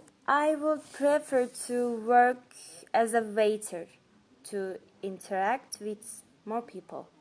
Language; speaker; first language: English; non-native, fluent; Turkish